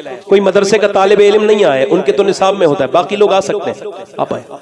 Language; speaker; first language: Urdu; native; Urdu